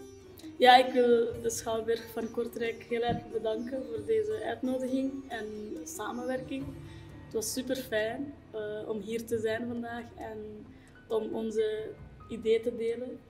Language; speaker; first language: Dutch; non-native, fluent; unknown